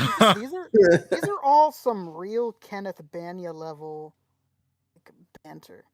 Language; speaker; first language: English; native; English